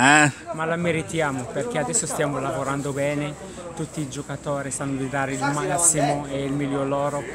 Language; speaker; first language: Italian; non-native, learner; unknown